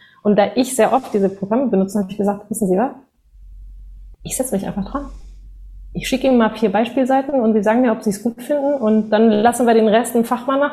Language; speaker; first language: German; non-native, fluent; Spanish